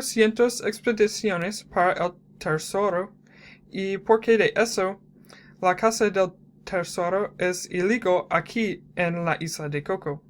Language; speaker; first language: Spanish; non-native, learner; English